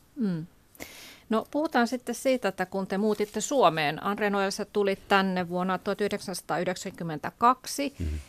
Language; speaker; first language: Finnish; native; Finnish